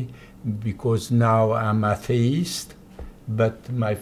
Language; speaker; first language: English; non-native, fluent; Polish